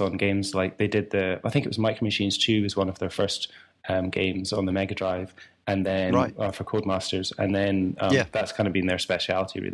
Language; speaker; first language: English; native; English